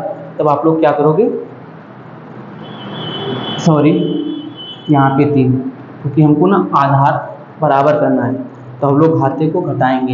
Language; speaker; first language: Hindi; native; Hindi